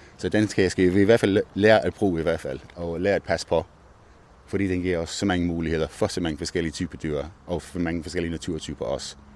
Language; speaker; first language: Danish; non-native, fluent; English